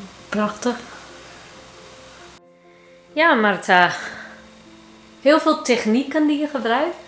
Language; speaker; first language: Dutch; early bilingual, heritage; Turkish